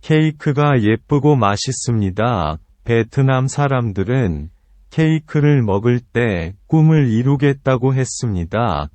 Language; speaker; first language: Korean; non-native, learner; Vietnamese